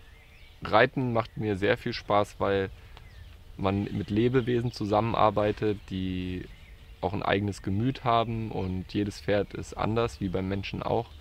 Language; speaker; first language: German; native; German